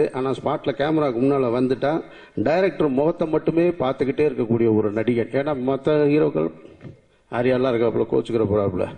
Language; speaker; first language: Tamil; native; Tamil